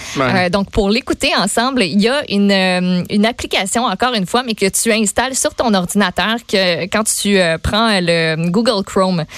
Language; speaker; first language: French; native; French